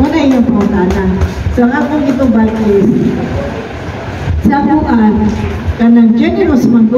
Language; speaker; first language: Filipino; non-native, local second language; Cebuano